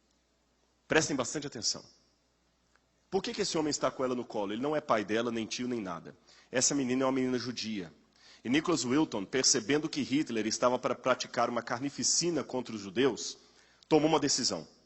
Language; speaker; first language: Portuguese; native; Portuguese